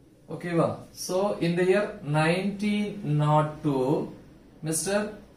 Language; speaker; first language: English; non-native, local second language; Tamil